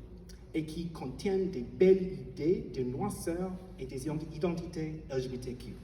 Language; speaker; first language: French; non-native, fluent; English